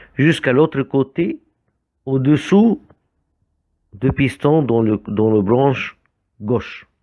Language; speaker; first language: French; non-native, fluent; Arabic